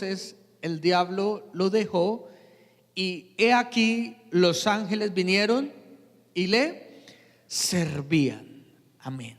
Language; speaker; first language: Spanish; native; Spanish